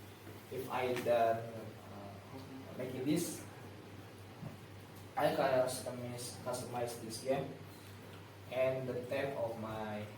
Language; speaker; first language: English; non-native, learner; Indonesian